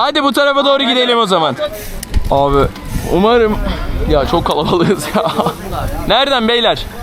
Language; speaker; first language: Turkish; native; Turkish